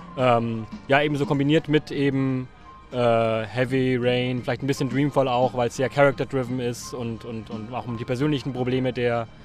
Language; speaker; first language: German; native; German